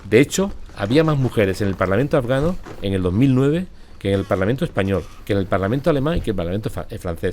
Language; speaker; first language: Spanish; native; Spanish